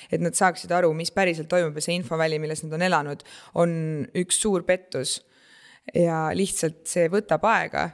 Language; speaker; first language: Estonian; native; Estonian